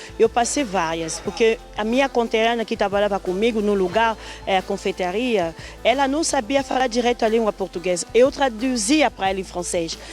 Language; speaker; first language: Portuguese; non-native, fluent; Lingala